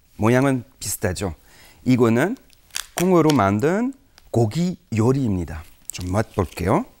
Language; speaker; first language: Korean; non-native, fluent; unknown